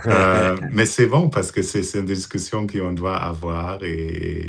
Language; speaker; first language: French; non-native, fluent; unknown